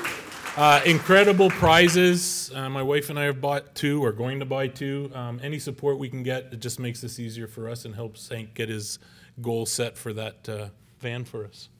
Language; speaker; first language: English; native; English